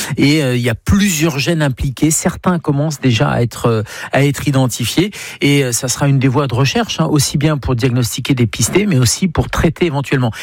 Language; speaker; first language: French; native; French